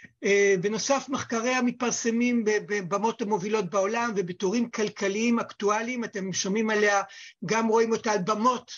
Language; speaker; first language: Hebrew; native; Hebrew